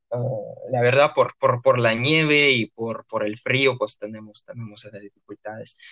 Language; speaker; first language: Spanish; non-native, fluent; Russian